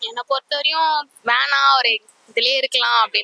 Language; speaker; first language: Tamil; native; Tamil